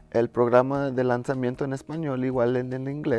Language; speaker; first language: Spanish; early bilingual, heritage; Spanish